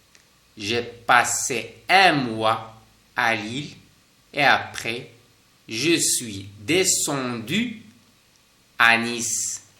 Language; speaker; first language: French; non-native, fluent; Spanish